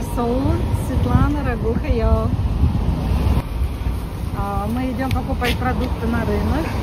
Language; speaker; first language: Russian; native; Russian